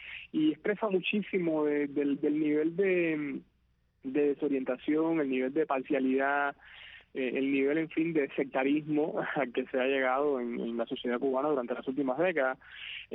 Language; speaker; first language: Spanish; native; Spanish